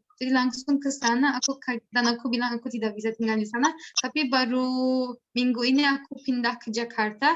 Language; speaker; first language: Indonesian; non-native, learner; Turkish